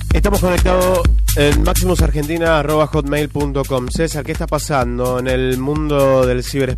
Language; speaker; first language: Spanish; native; Spanish